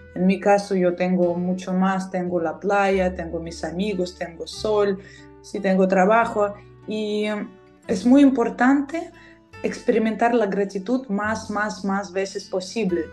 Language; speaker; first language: Spanish; non-native, fluent; Russian